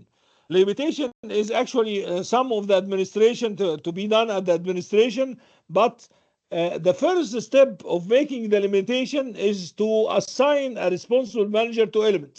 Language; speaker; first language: English; non-native, fluent; Arabic